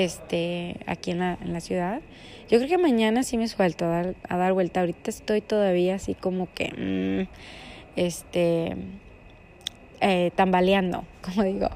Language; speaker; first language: Spanish; native; Spanish